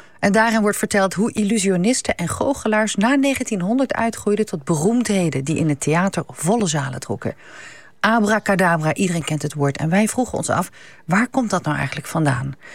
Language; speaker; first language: Dutch; native; Dutch